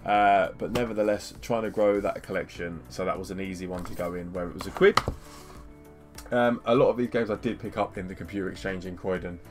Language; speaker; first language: English; native; English